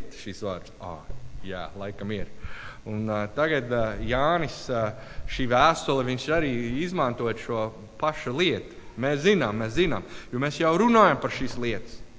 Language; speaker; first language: Latvian; non-native, learner; English